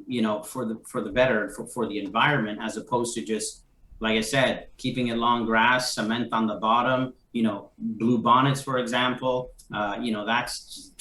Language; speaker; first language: English; native; English